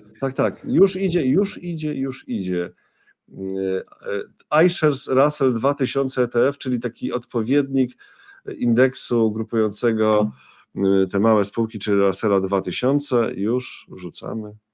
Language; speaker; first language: Polish; native; Polish